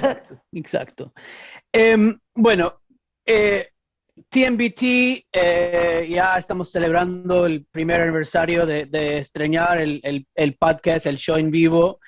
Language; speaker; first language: Spanish; non-native, fluent; English